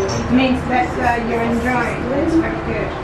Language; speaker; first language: English; non-native, learner; Korean